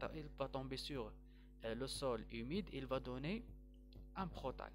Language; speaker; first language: French; non-native, local second language; Arabic